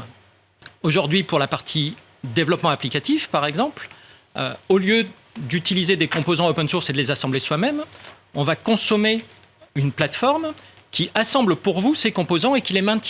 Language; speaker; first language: French; native; French